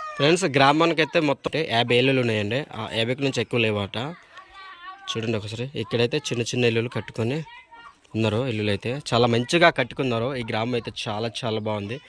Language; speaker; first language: Telugu; non-native, local second language; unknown